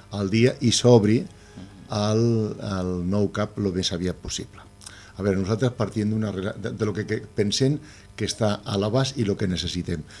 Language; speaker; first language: Catalan; non-native, local second language; Spanish